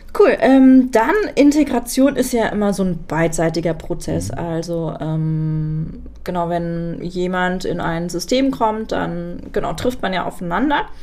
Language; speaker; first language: German; native; German